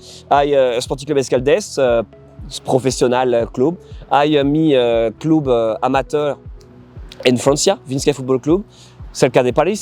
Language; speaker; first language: Spanish; non-native, learner; French